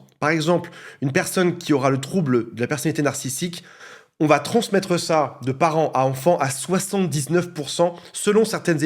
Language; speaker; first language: French; native; French